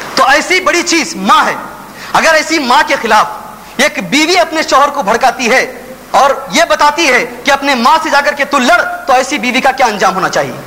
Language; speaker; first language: Urdu; native; Urdu